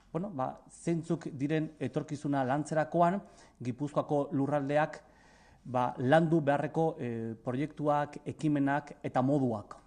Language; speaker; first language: Basque; native; Basque